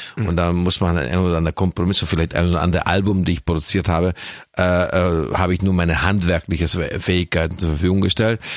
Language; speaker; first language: German; non-native, fluent; Hungarian